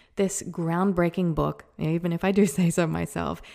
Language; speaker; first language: English; native; English